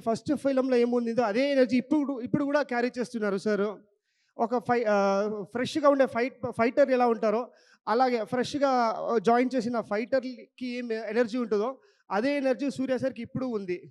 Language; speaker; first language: Telugu; non-native, local second language; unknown